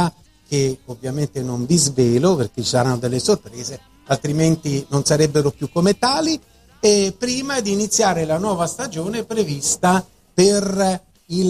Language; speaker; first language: Italian; native; Italian